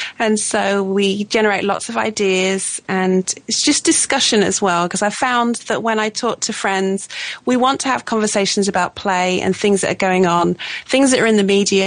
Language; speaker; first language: English; native; English